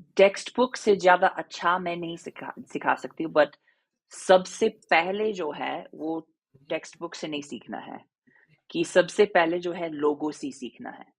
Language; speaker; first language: Hindi; non-native, fluent; English